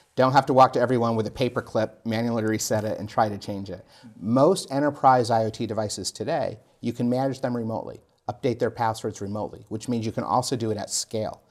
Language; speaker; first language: English; native; English